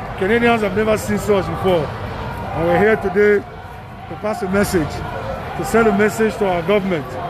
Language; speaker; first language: English; non-native, local second language; Bini